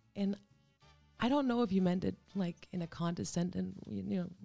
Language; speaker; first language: English; non-native, fluent; Danish